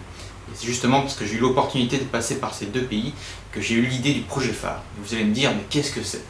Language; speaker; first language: French; native; French